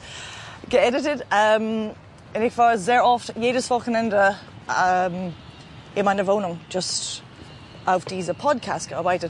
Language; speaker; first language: German; non-native, fluent; English